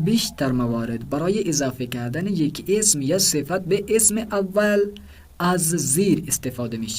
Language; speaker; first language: Persian; non-native, fluent; Urdu